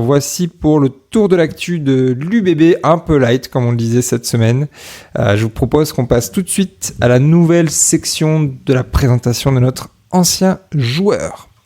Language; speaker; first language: French; native; French